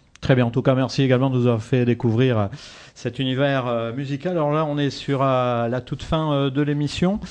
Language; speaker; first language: French; native; French